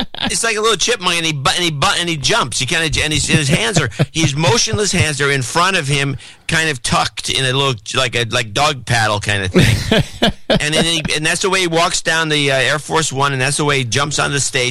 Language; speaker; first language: English; native; English